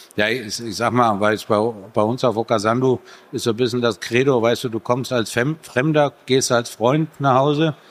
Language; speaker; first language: German; native; German